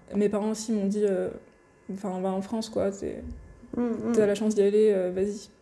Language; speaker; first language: French; non-native, local second language; Arabic